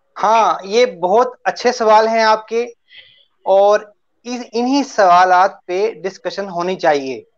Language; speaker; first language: Urdu; non-native, local second language; Punjabi